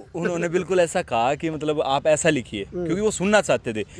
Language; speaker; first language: Hindi; native; Hindi